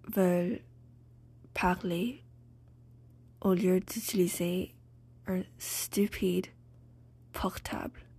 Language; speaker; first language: French; non-native, learner; English